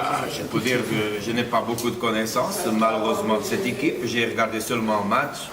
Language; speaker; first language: French; non-native, fluent; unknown